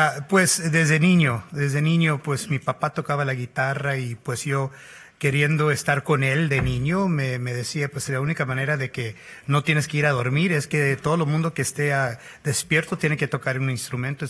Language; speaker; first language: Spanish; early bilingual, heritage; Spanish